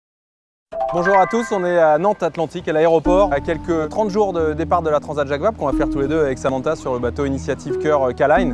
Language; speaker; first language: French; native; French